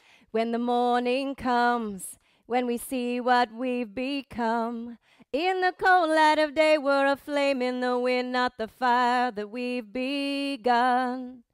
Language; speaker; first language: English; native; English